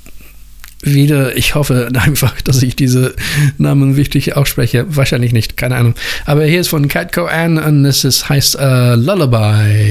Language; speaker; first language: German; non-native, learner; English